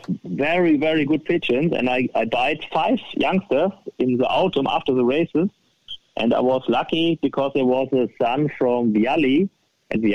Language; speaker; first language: English; non-native, fluent; German